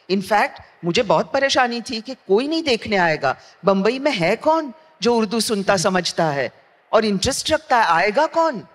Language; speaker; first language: Hindi; non-native, local second language; Gujarati